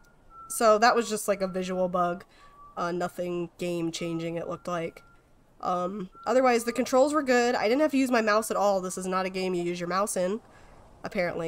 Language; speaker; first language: English; native; English